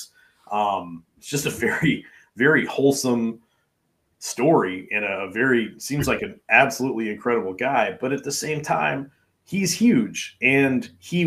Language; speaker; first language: English; native; English